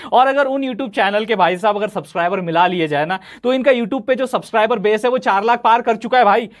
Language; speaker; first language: Hindi; native; Hindi